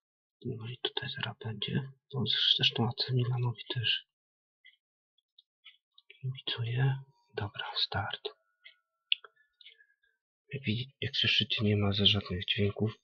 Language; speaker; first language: Polish; native; Polish